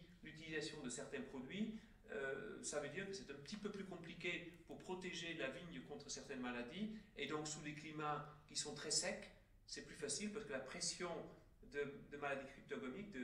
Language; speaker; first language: French; native; French